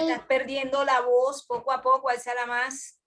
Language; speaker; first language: Spanish; native; Spanish